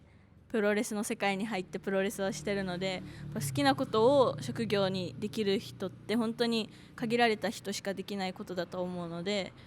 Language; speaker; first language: Japanese; native; Japanese